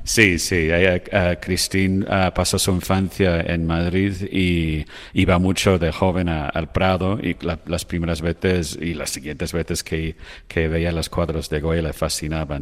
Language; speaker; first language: Spanish; non-native, fluent; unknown